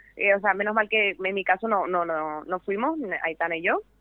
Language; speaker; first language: Spanish; native; Spanish